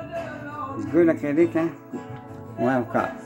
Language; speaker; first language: English; non-native, learner; French